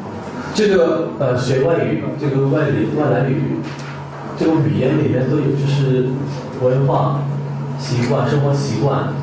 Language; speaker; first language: Chinese; non-native, fluent; Korean